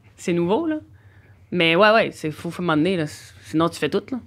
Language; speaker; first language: French; native; French